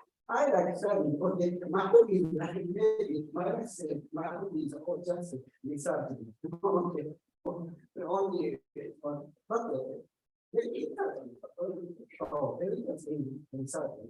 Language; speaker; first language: English; non-native, learner; Japanese